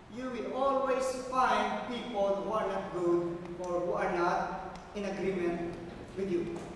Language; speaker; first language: English; non-native, local second language; Filipino